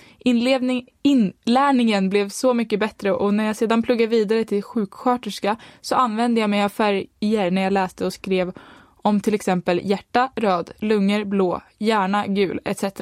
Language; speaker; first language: Swedish; native; Swedish